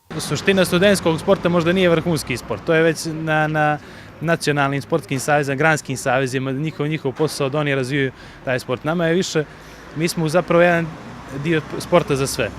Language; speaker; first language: Bosnian; native; Bosnian